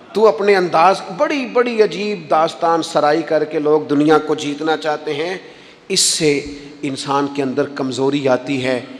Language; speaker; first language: Urdu; non-native, local second language; Punjabi